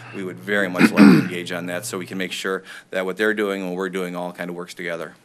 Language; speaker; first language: English; native; English